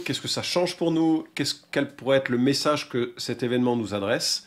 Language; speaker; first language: French; native; French